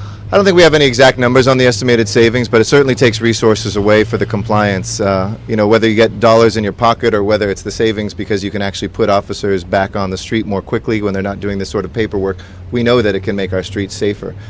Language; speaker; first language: English; native; English